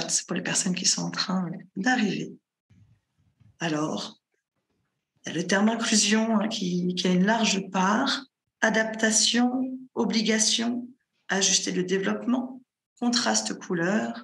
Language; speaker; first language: French; native; French